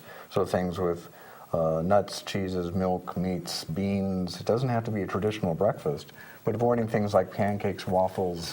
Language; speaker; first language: English; native; English